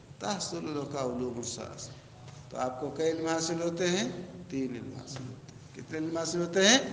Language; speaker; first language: Urdu; native; Urdu